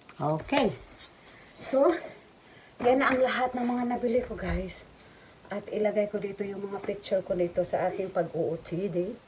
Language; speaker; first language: Filipino; non-native, local second language; Cebuano